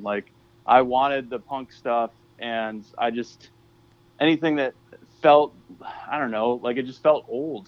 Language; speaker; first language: English; native; English